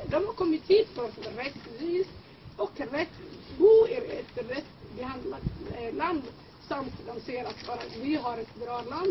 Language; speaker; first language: Swedish; non-native, fluent; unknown